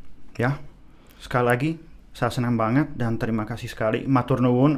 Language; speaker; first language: Indonesian; non-native, fluent; Czech